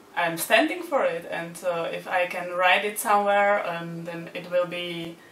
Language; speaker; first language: English; non-native, learner; Czech